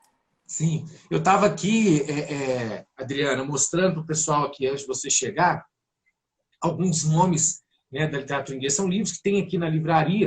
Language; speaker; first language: Portuguese; native; Portuguese